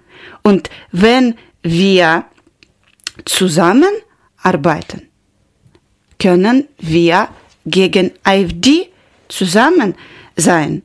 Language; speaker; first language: German; non-native, learner; Ukrainian